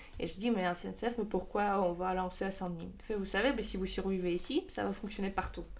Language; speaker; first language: French; non-native, fluent; Russian